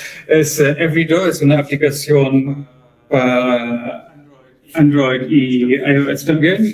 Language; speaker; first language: Spanish; non-native, learner; German